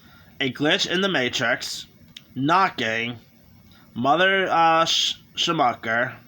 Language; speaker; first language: English; native; English